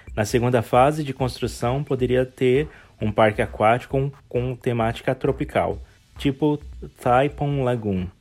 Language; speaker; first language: Portuguese; native; Portuguese